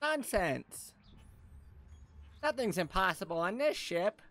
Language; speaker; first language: English; native; English